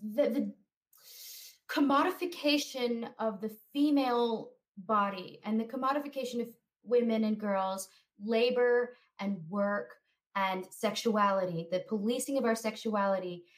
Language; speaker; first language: English; native; English